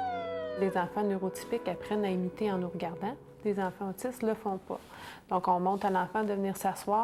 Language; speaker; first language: French; native; French